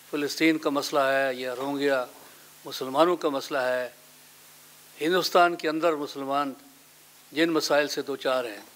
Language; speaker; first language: Urdu; non-native, local second language; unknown